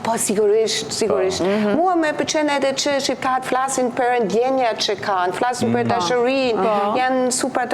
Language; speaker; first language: Albanian; non-native, fluent; German